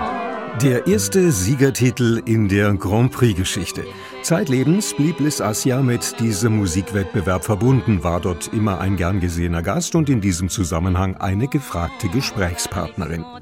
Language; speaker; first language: German; native; German